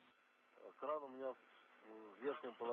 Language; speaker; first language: Russian; native; Russian